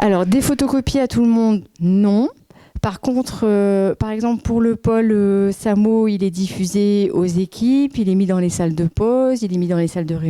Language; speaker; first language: French; native; French